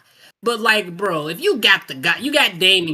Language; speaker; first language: English; native; English